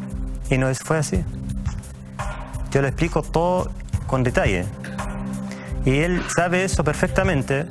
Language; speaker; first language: Spanish; native; Spanish